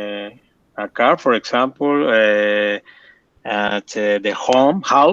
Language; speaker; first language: English; non-native, learner; Spanish